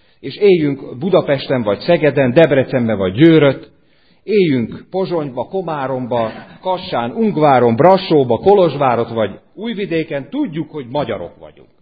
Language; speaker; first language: Hungarian; native; Hungarian